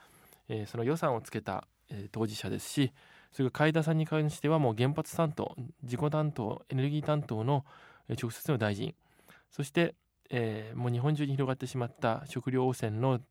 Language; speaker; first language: Japanese; native; Japanese